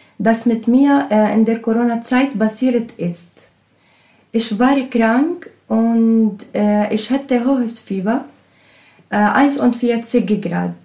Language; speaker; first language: German; non-native, learner; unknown